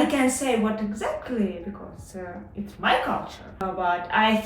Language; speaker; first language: English; non-native, learner; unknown